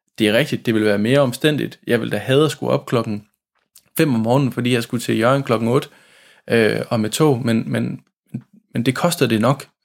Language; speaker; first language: Danish; native; Danish